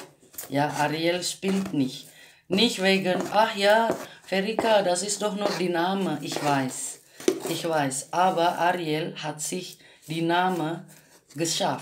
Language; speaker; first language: German; non-native, learner; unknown